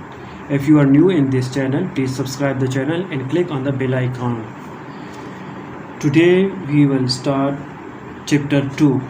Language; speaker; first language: English; non-native, local second language; Urdu